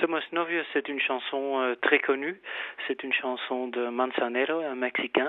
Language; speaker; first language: French; non-native, fluent; Dutch